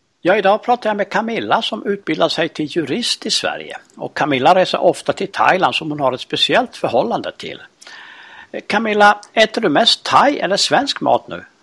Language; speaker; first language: Swedish; native; Swedish